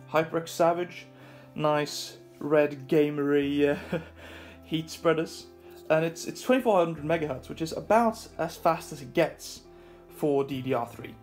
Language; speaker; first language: English; non-native, fluent; Swedish